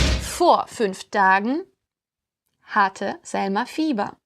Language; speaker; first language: German; non-native, fluent; Ukrainian